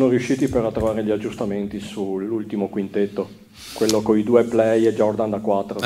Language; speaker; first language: Italian; native; Italian